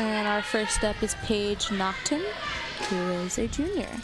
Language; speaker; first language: English; native; English